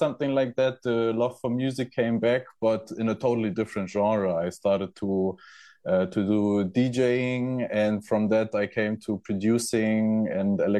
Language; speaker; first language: English; non-native, fluent; German